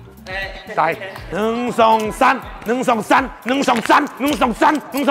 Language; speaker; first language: Chinese; native; Chinese